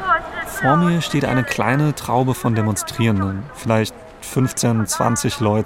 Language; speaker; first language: German; native; German